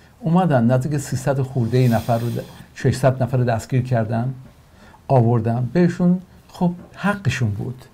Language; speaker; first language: Persian; native; Persian